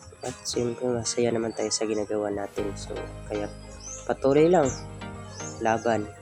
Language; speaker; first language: Filipino; non-native, local second language; Cebuano